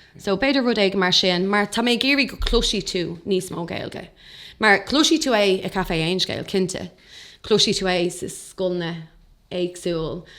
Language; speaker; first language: Irish; non-native, local second language; English